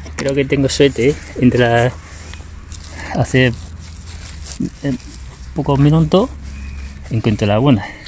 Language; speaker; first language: Spanish; non-native, learner; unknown